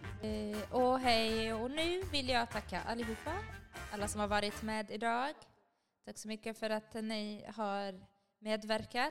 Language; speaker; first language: Swedish; early bilingual, other home language; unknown